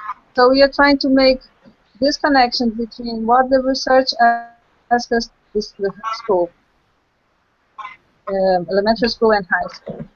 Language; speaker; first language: English; non-native, local second language; Portuguese